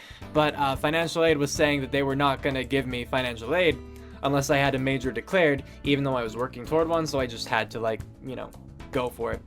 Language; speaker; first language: English; native; English